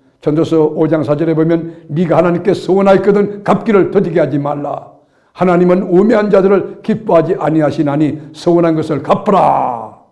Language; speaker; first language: Korean; native; Korean